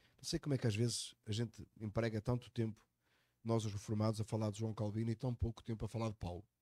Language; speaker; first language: Portuguese; native; Portuguese